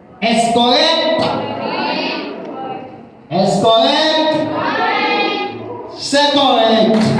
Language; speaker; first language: French; non-native, local second language; Haitian Creole